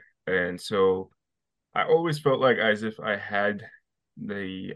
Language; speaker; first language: English; non-native, fluent; Haitian Creole